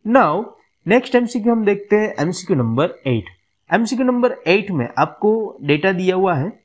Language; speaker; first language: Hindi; non-native, local second language; Gujarati